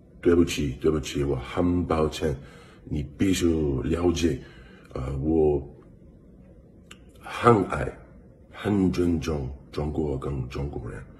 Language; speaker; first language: Chinese; non-native, learner; English